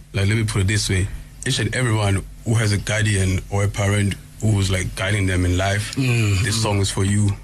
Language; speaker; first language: English; non-native, local second language; Xhosa